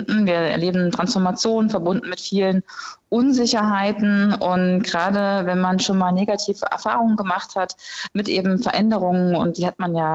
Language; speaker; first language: German; native; German